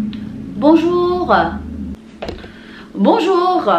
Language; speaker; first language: French; non-native, fluent; Indonesian